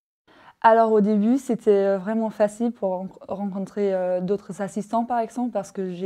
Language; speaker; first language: French; non-native, fluent; German